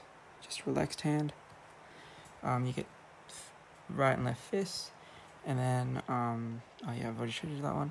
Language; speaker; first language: English; native; English